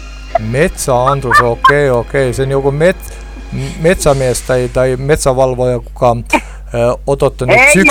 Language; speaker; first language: Finnish; non-native, learner; Estonian